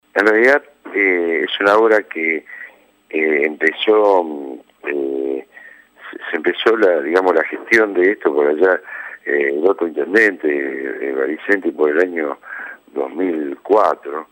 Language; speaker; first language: Spanish; native; Spanish